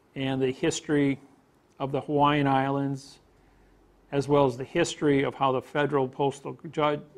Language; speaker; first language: English; native; English